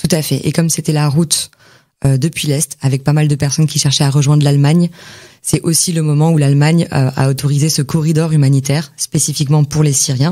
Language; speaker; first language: French; native; French